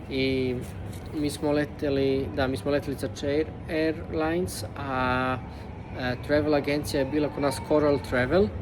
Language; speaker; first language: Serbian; early bilingual, heritage; Serbian